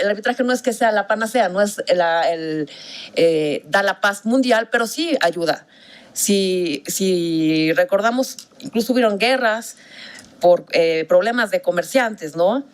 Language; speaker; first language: Spanish; native; Spanish